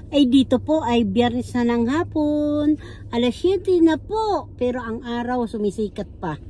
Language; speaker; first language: Filipino; native; Filipino